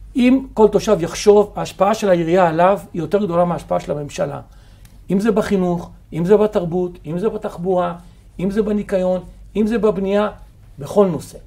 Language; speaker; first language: Hebrew; native; Hebrew